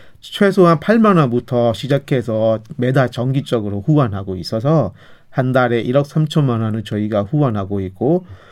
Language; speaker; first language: Korean; non-native, fluent; Burmese